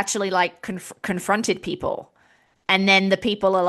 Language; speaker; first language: English; native; English